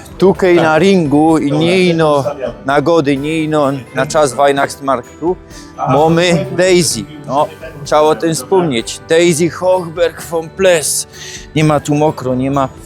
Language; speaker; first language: Polish; native; Polish